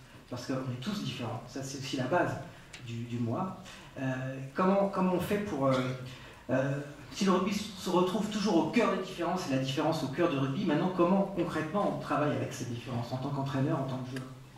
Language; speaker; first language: French; native; French